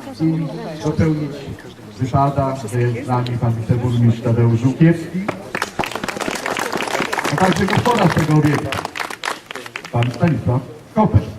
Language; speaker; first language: Polish; native; Polish